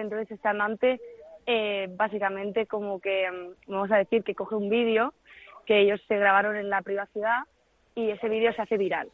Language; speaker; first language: Spanish; native; Spanish